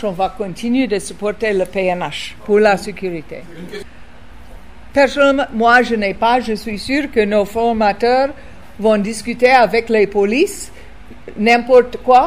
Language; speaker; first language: French; non-native, fluent; English